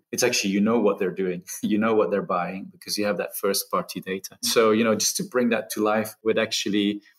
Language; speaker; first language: English; non-native, fluent; Dutch